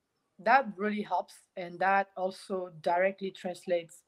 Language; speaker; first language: English; non-native, fluent; French